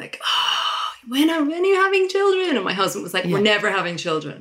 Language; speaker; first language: English; native; English